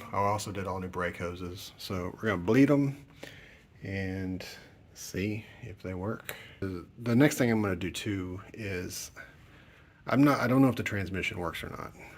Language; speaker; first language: English; native; English